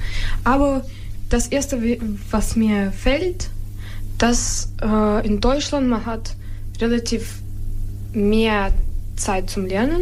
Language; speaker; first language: German; non-native, fluent; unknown